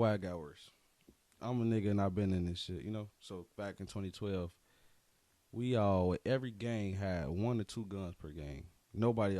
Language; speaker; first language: English; native; English